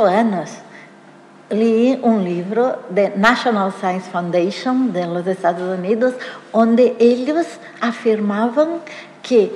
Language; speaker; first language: Spanish; non-native, fluent; Portuguese